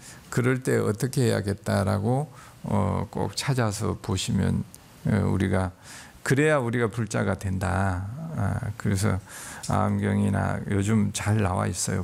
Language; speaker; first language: Korean; native; Korean